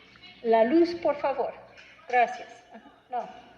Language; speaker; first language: Spanish; non-native, learner; English